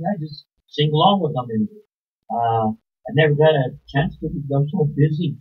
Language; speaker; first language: English; early bilingual, other home language; Spanish